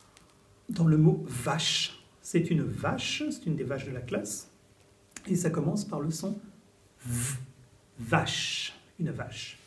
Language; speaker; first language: French; native; French